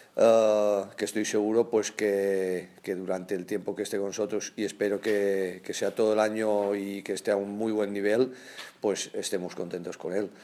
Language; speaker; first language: Spanish; non-native, local second language; Catalan